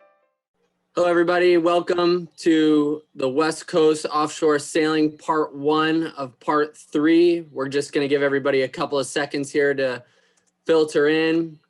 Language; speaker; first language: English; native; English